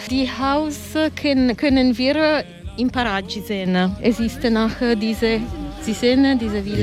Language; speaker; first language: German; non-native, learner; Italian